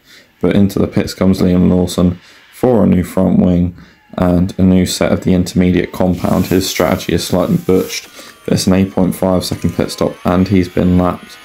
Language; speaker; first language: English; native; English